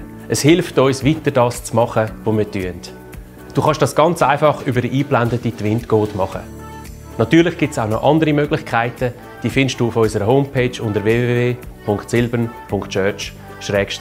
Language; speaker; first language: German; native; German